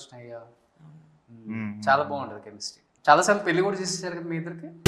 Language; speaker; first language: Telugu; native; Telugu